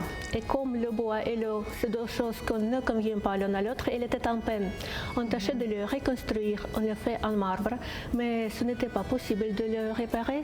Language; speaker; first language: French; non-native, fluent; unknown